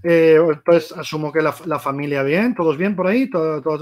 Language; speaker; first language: Spanish; native; Spanish